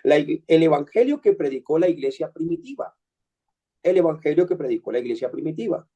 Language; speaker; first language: Spanish; native; Spanish